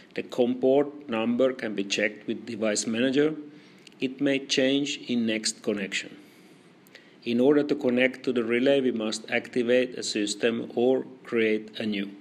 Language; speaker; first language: English; non-native, fluent; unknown